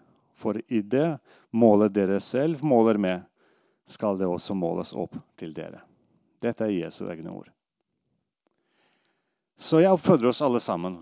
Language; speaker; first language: Norwegian; non-native, fluent; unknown